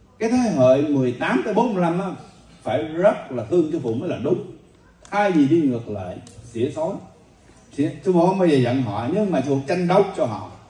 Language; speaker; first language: Vietnamese; native; Vietnamese